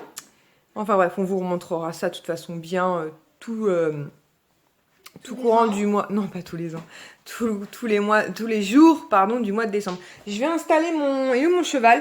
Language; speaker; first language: French; native; French